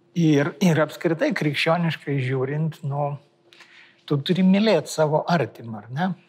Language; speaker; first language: Lithuanian; native; Lithuanian